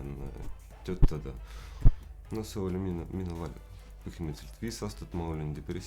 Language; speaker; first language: Estonian; non-native, local second language; Russian